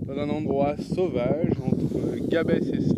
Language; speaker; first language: French; native; French